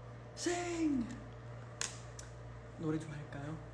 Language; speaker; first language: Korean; early bilingual, heritage; English